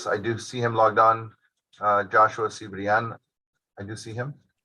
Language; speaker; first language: English; native; English